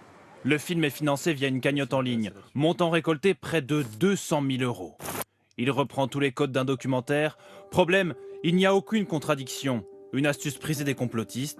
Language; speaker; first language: French; native; French